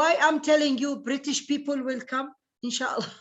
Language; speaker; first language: English; non-native, learner; Arabic